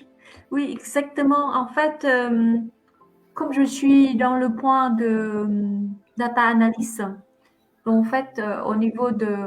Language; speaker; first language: French; non-native, fluent; Vietnamese